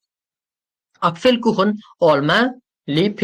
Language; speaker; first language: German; non-native, fluent; Uzbek